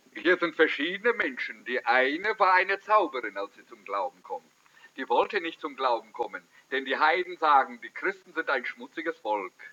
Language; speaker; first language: German; early bilingual, heritage; German